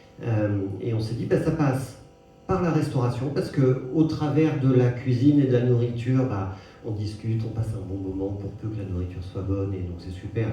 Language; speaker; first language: French; native; French